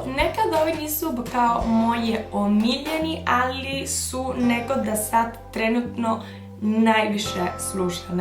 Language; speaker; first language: Bosnian; early bilingual, heritage; Bosnian